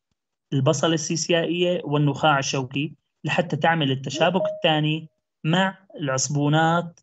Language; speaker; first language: Arabic; native; Arabic